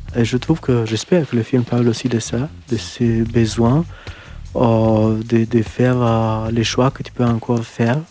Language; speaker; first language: French; non-native, fluent; Romanian